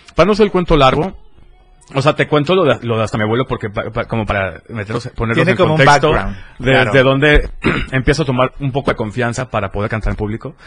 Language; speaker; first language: Spanish; native; Spanish